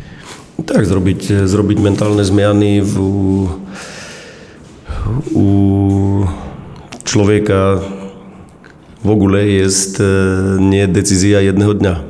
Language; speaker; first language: Polish; non-native, learner; Slovak